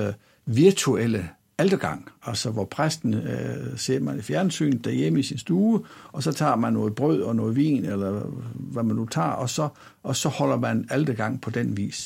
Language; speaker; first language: Danish; native; Danish